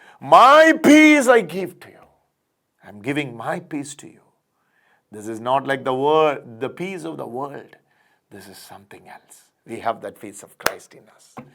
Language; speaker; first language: English; non-native, local second language; Malayalam